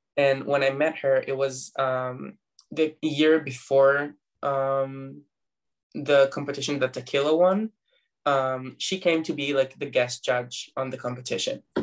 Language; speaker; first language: English; non-native, fluent; Hebrew